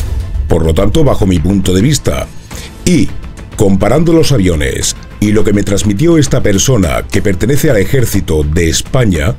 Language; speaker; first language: Spanish; native; Spanish